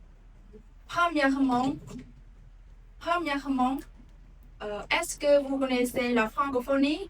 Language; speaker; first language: French; non-native, learner; Khmer